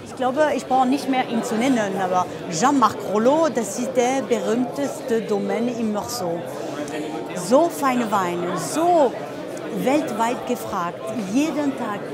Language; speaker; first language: German; non-native, fluent; French